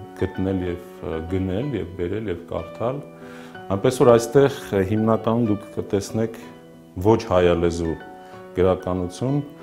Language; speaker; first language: Armenian; native; Armenian